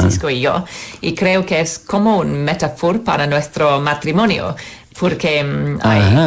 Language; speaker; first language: Spanish; non-native, fluent; English